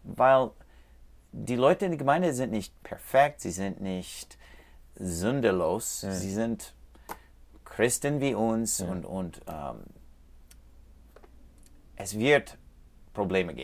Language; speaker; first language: German; non-native, learner; English